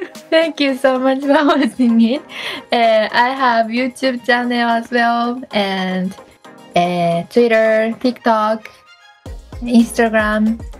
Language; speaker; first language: English; non-native, learner; Japanese